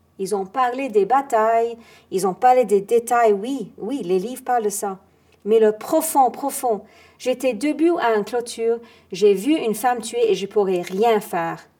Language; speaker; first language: French; non-native, fluent; English